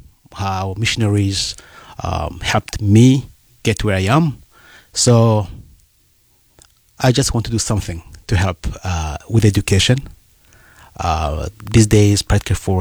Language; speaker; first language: English; non-native, fluent; Rundi